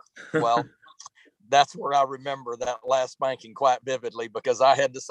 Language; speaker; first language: English; native; English